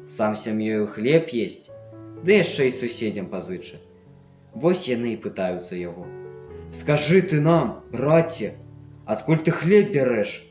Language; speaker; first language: Belarusian; native; Belarusian